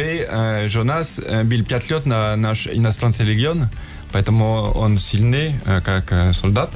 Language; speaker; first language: Russian; non-native, learner; French